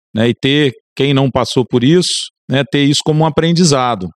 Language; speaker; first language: Portuguese; native; Portuguese